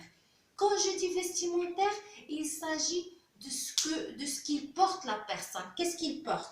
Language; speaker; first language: French; non-native, local second language; Arabic